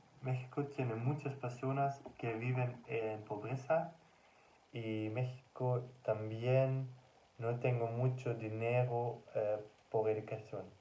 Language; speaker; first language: Spanish; non-native, learner; Dutch